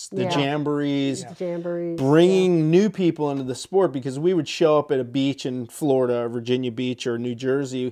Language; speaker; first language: English; native; English